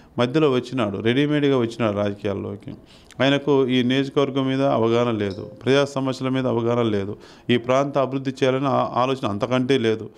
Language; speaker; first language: Telugu; native; Telugu